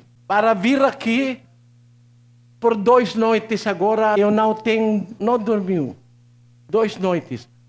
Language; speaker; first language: Portuguese; non-native, learner; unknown